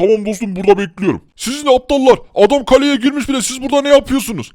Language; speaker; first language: Turkish; native; Turkish